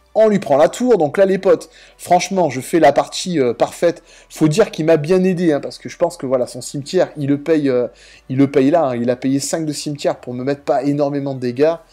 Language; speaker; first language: French; native; French